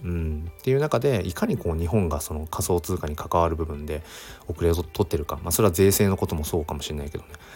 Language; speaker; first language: Japanese; native; Japanese